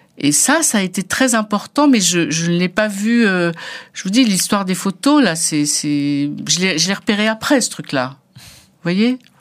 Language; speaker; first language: French; early bilingual, other home language; Arabic